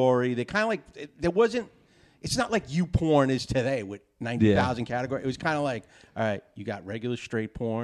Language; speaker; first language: English; native; English